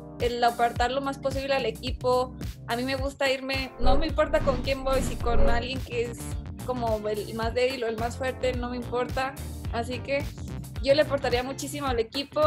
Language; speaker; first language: Spanish; native; Spanish